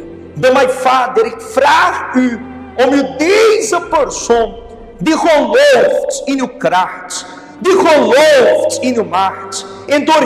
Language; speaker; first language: Dutch; non-native, fluent; Portuguese